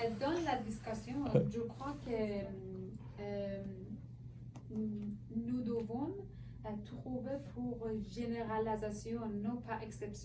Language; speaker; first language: French; non-native, learner; Persian